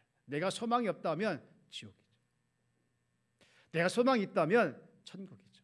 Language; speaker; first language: Korean; native; Korean